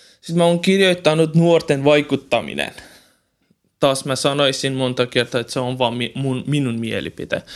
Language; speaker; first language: Finnish; non-native, learner; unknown